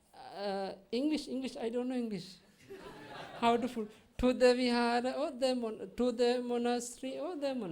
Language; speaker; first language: English; non-native, learner; Sinhala